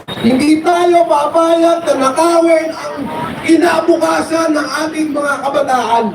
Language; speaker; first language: Filipino; native; Filipino